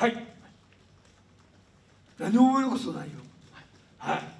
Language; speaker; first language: Japanese; native; Japanese